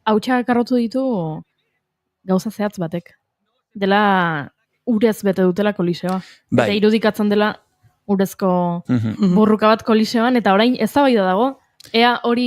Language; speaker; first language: Basque; native; Basque